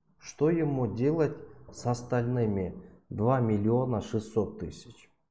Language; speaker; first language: Russian; non-native, local second language; Kyrgyz